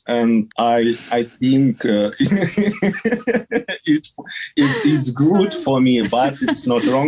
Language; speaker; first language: English; non-native, learner; Kazakh